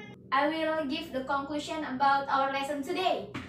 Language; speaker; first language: English; non-native, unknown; Indonesian